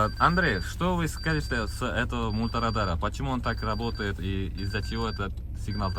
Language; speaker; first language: Russian; non-native, local second language; Uzbek